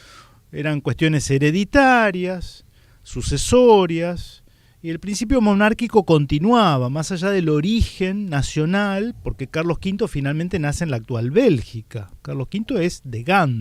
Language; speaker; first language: Spanish; native; Spanish